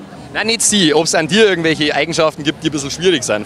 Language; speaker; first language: German; native; German